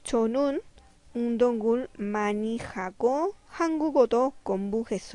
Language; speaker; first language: Korean; non-native, fluent; Spanish